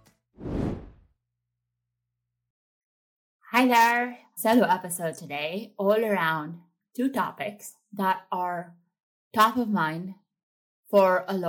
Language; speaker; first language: English; non-native, local second language; Hindi